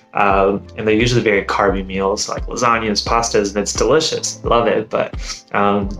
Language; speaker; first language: English; native; English